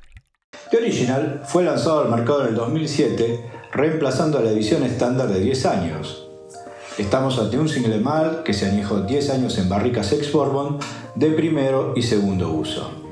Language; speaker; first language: Spanish; native; Spanish